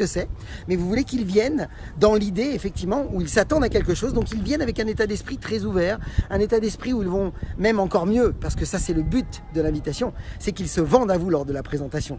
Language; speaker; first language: French; native; French